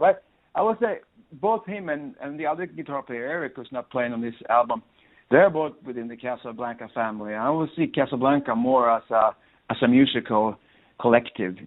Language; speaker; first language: English; non-native, fluent; Swedish